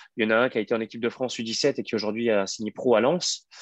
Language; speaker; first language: French; native; French